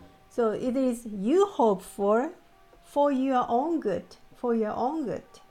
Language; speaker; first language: English; non-native, fluent; Japanese